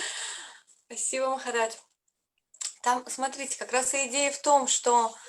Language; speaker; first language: Russian; native; Russian